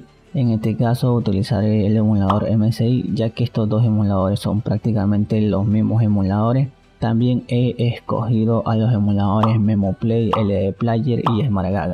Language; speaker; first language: Spanish; native; Spanish